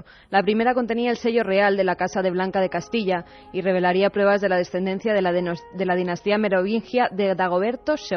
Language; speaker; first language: Spanish; native; Spanish